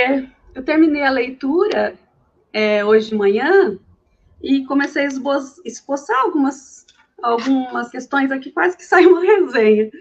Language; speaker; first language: Portuguese; native; Portuguese